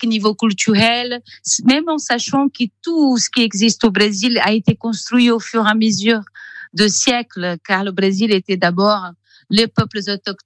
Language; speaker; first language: French; non-native, fluent; Portuguese